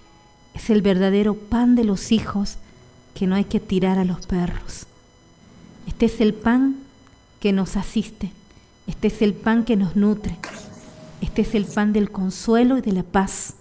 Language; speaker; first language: Spanish; native; Spanish